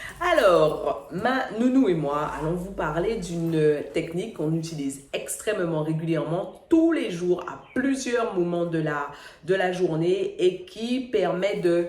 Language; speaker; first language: French; native; French